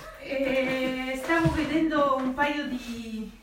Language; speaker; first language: Italian; non-native, learner; Spanish